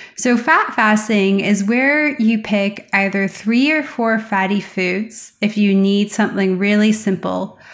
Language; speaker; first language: English; native; English